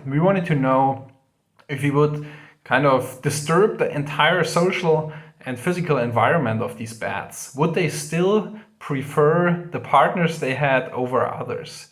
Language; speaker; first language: English; non-native, fluent; German